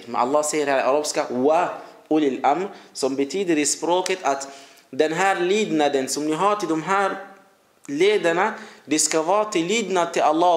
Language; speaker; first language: Swedish; early bilingual, other home language; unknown